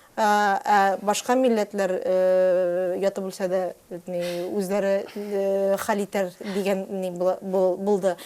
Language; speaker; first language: Tatar; native; Tatar